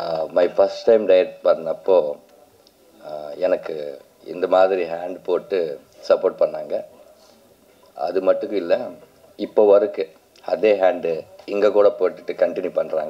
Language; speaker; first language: Tamil; non-native, learner; Telugu